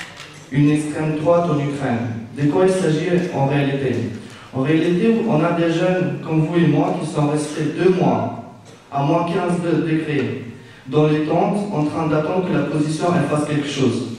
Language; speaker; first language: French; non-native, fluent; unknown